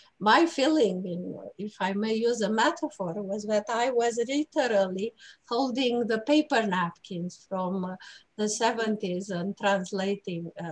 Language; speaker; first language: English; non-native, fluent; Romanian